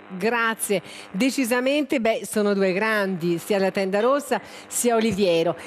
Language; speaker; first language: Italian; native; Italian